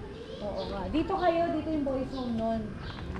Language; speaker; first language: Filipino; native; Filipino